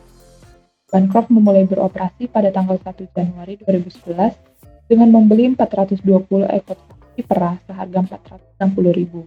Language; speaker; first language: Indonesian; native; Indonesian